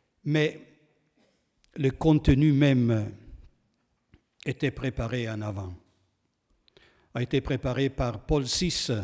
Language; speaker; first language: French; non-native, fluent; Italian